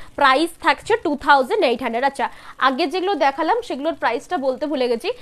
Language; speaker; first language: Hindi; non-native, local second language; Bangla